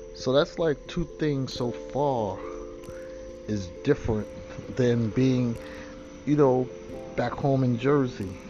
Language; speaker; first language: English; native; English